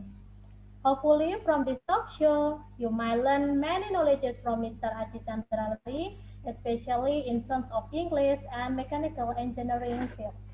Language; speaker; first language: English; non-native, learner; Indonesian